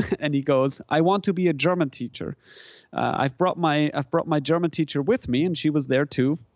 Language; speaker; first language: English; non-native, fluent; German